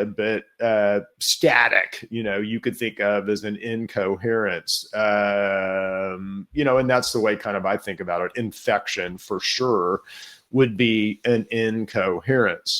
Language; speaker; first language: English; native; English